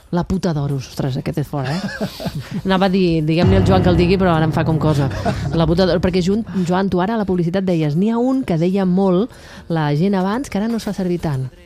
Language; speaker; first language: Catalan; native; Catalan